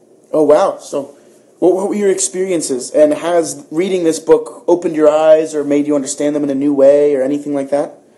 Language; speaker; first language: English; early bilingual, other home language; Spanish